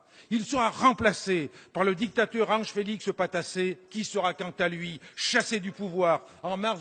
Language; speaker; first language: French; native; French